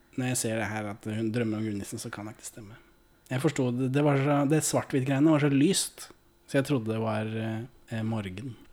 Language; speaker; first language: Norwegian; native; Norwegian